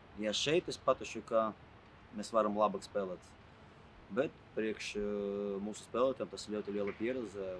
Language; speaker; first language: Latvian; non-native, local second language; Russian